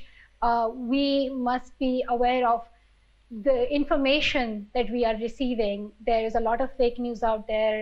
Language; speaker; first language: English; non-native, local second language; Pashto